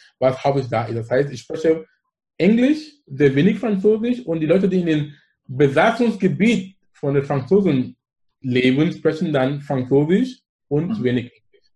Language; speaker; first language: German; non-native, fluent; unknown